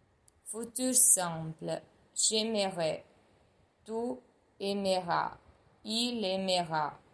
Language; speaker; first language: French; non-native, fluent; Italian